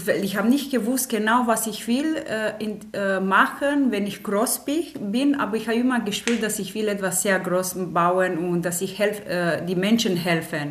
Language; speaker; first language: German; non-native, fluent; Romanian